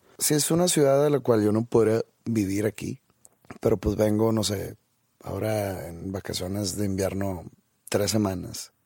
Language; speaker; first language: Spanish; native; Spanish